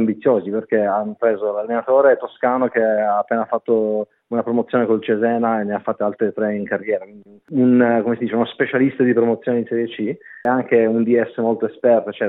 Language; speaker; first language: Italian; native; Italian